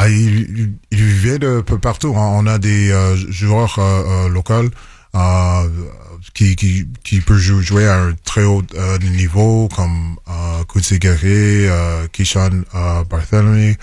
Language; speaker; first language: French; non-native, local second language; English